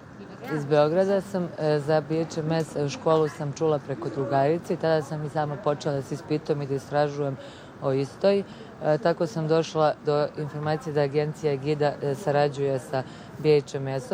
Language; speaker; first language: Bosnian; native; Bosnian